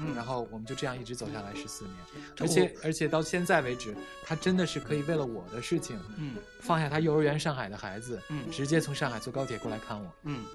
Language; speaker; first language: Chinese; native; Chinese